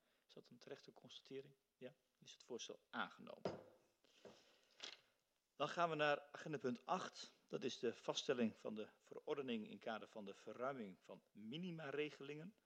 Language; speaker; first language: Dutch; native; Dutch